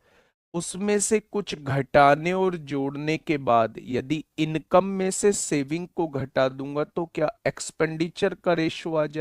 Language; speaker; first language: Hindi; native; Hindi